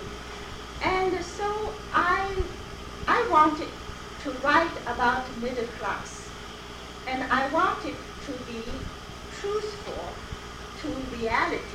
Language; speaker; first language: English; non-native, fluent; Chinese